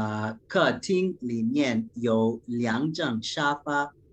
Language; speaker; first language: Chinese; non-native, learner; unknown